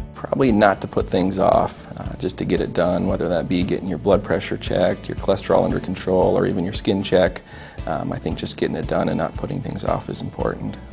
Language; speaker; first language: English; native; English